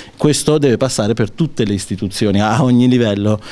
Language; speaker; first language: Italian; non-native, fluent; Urdu